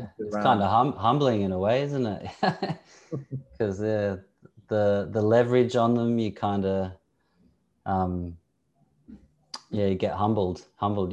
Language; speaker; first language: English; native; English